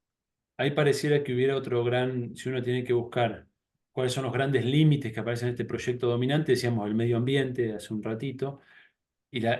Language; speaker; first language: Spanish; native; Spanish